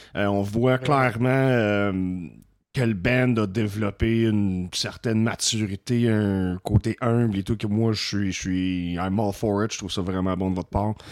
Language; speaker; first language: French; native; French